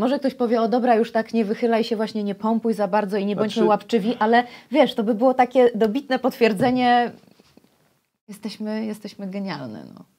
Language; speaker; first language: Polish; native; Polish